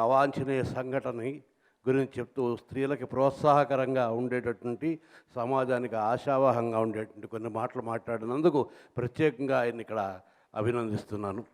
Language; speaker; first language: Telugu; native; Telugu